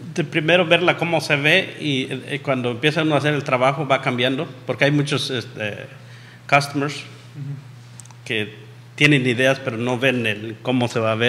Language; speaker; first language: Spanish; native; Spanish